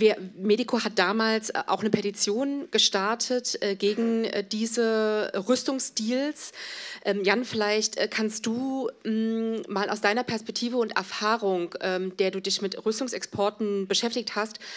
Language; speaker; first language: German; native; German